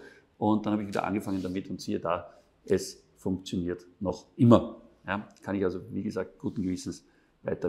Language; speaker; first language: German; native; German